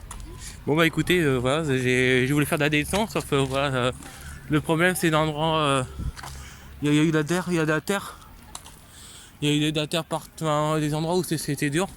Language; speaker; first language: French; native; French